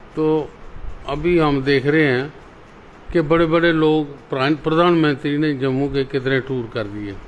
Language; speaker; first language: Hindi; native; Hindi